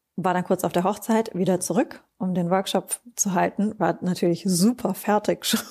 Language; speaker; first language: German; native; German